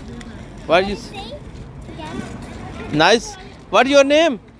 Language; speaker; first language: English; non-native, learner; Urdu